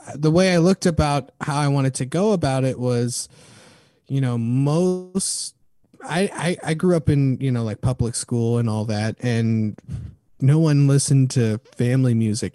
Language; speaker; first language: English; native; English